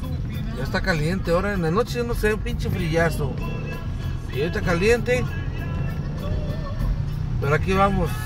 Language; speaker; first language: Spanish; native; Spanish